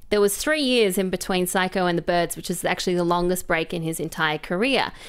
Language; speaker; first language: English; native; English